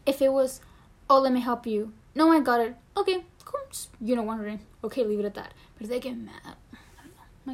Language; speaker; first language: English; non-native, fluent; Spanish